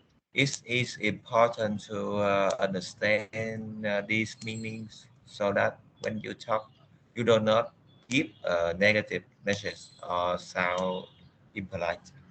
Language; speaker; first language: English; non-native, learner; Vietnamese